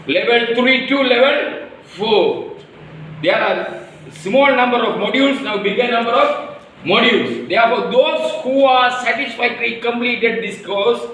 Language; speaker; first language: English; non-native, local second language; Tamil